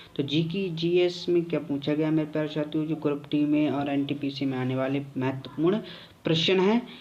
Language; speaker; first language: Hindi; native; Hindi